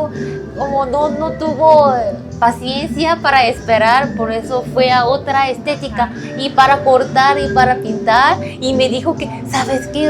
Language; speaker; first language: Spanish; non-native, fluent; Korean